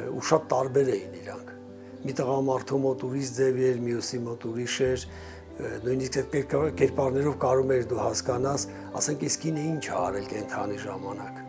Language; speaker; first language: Armenian; native; Armenian